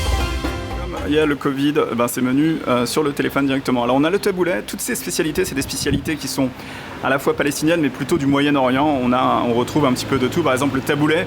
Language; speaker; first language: French; native; French